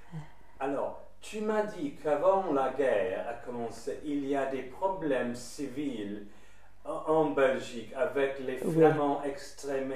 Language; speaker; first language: French; non-native, learner; English